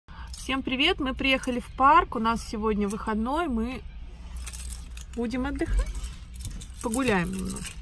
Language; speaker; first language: Russian; native; Russian